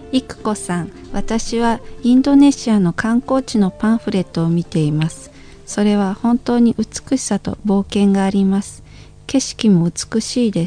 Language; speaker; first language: Japanese; non-native, fluent; Indonesian